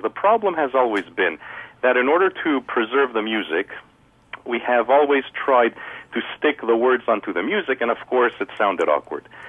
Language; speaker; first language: English; early bilingual, other home language; Greek